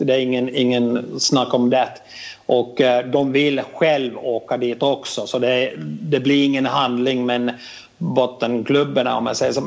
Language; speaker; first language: Swedish; non-native, fluent; Finnish